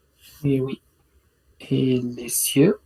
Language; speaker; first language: French; non-native, learner; Spanish